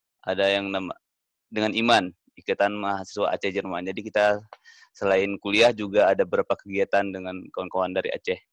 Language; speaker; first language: Indonesian; native; Indonesian